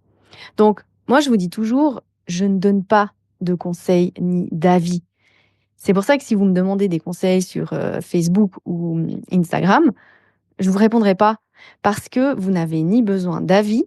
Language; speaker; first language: French; native; French